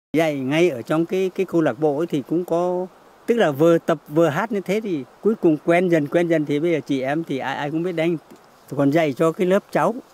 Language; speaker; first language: Vietnamese; non-native, local second language; Tày